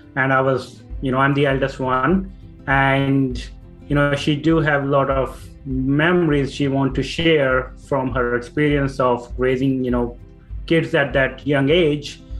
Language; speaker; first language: English; non-native, local second language; Punjabi